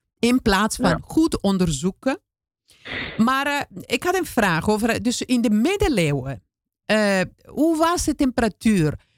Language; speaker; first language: Dutch; non-native, fluent; Italian